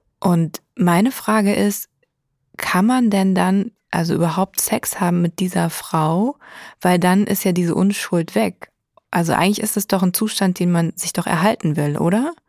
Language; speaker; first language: German; native; German